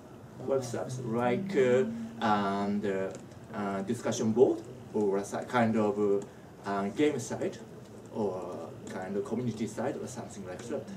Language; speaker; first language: English; non-native, learner; Japanese